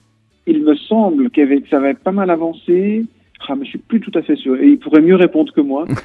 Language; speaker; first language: French; native; French